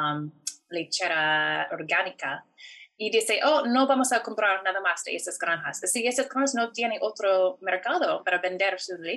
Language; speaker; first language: Spanish; non-native, fluent; English